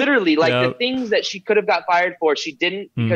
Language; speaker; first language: English; native; English